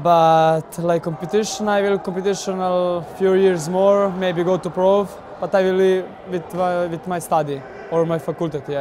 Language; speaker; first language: English; non-native, learner; Serbian